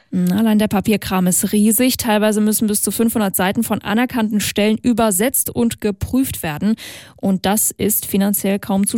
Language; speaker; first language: German; native; German